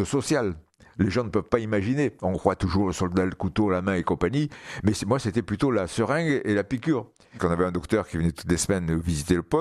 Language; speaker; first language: French; native; French